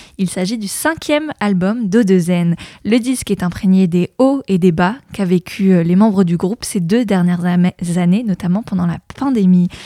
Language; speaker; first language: French; native; French